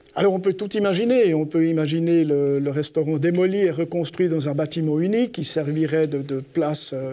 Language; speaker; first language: French; native; French